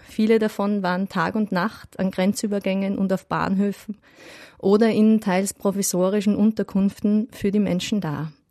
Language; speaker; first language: German; native; German